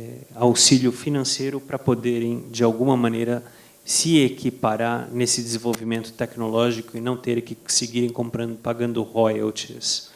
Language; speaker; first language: Portuguese; non-native, fluent; Spanish